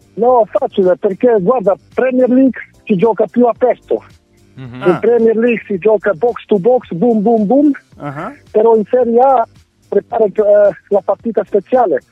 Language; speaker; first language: Italian; non-native, fluent; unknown